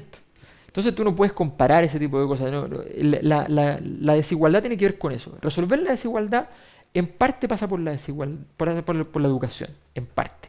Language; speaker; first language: Spanish; native; Spanish